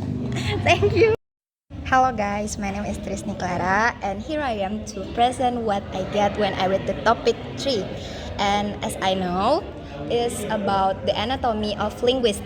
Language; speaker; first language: English; non-native, learner; Indonesian